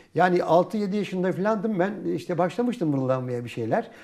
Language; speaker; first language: Turkish; native; Turkish